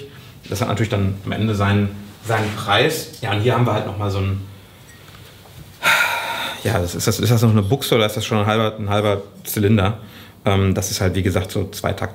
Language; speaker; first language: German; native; German